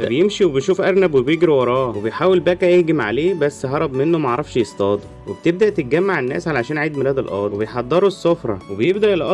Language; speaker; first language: Arabic; native; Arabic